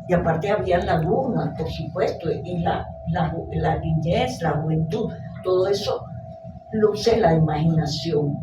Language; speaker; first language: Spanish; early bilingual, other home language; Hebrew